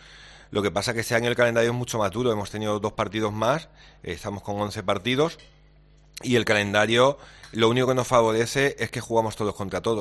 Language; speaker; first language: Spanish; native; Spanish